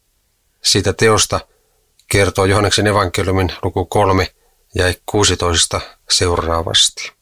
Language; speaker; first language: Finnish; native; Finnish